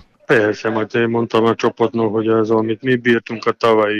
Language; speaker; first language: Hungarian; non-native, learner; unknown